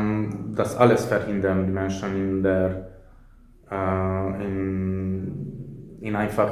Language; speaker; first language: German; non-native, fluent; Hungarian